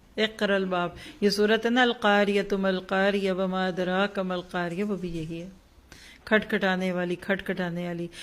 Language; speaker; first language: Urdu; native; Urdu